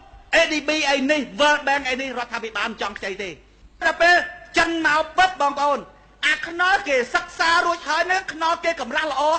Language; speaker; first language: Khmer; native; Khmer